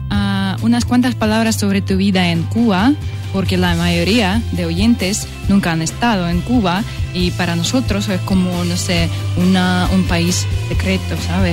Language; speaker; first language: Spanish; non-native, learner; Russian